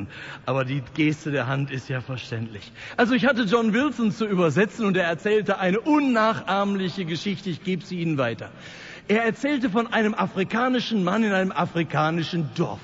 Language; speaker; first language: German; native; German